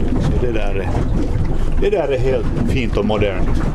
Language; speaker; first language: Swedish; non-native, local second language; Finnish